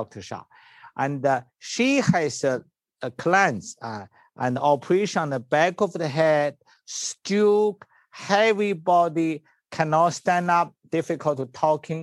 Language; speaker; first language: English; non-native, learner; Chinese